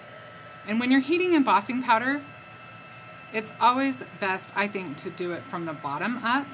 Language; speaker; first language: English; native; English